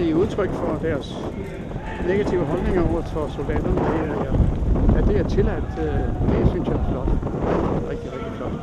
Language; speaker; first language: Danish; native; Danish